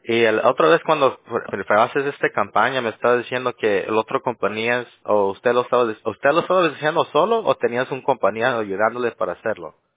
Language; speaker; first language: Spanish; native; Spanish